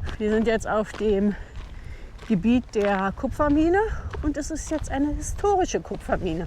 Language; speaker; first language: German; native; German